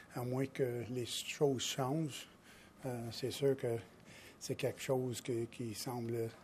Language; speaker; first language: French; native; French